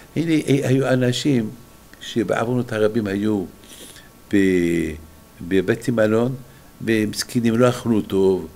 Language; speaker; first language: Hebrew; non-native, fluent; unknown